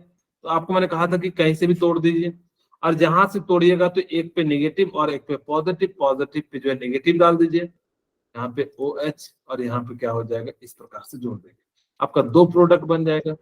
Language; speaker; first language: Hindi; native; Hindi